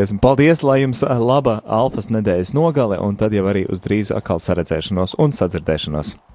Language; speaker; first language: Latvian; native; Latvian